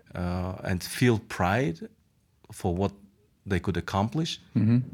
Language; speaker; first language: English; non-native, fluent; Mongolian